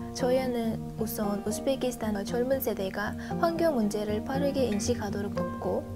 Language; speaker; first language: Korean; non-native, fluent; Uzbek